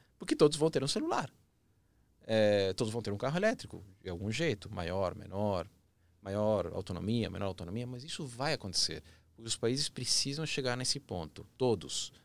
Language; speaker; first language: Portuguese; early bilingual, other home language; Spanish